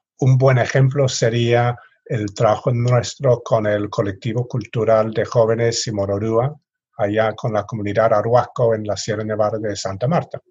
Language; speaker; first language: Spanish; non-native, fluent; English